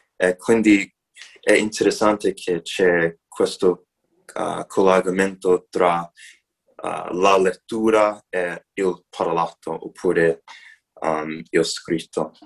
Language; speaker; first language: Italian; non-native, learner; English